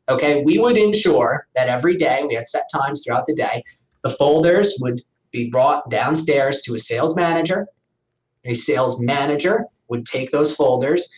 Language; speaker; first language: English; native; English